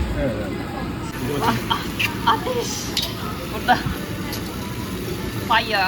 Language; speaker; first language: Turkish; non-native, learner; Japanese